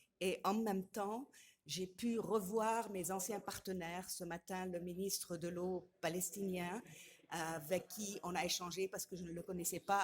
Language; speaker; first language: French; non-native, local second language; Arabic